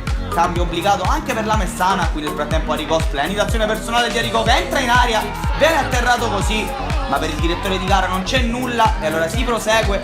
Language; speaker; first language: Italian; native; Italian